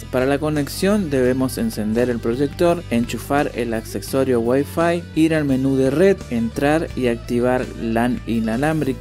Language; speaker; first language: Spanish; native; Spanish